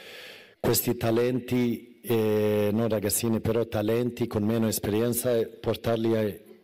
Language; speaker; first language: Italian; non-native, fluent; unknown